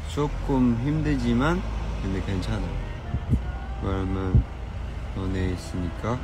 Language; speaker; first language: Korean; non-native, learner; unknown